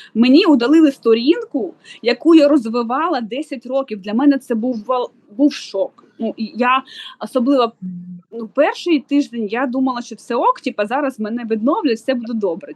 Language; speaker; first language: Ukrainian; non-native, local second language; Russian